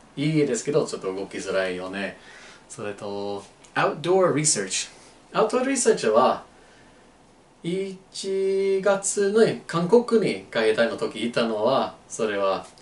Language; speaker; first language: Japanese; non-native, learner; English